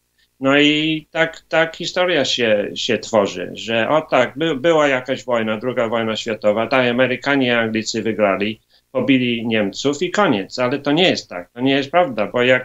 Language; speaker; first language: Polish; early bilingual, heritage; Polish